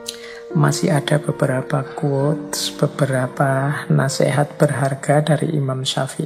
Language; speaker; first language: Indonesian; native; Indonesian